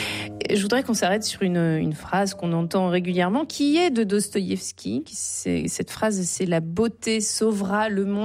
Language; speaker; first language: French; native; French